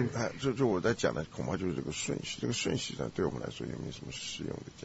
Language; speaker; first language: Chinese; native; Chinese